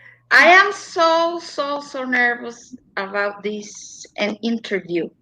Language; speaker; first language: English; non-native, learner; Spanish